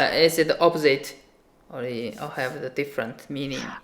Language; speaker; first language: English; non-native, learner; Chinese